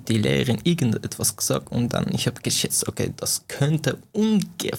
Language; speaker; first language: German; non-native, fluent; Persian